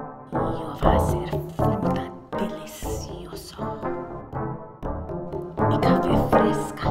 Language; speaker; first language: Spanish; non-native, learner; English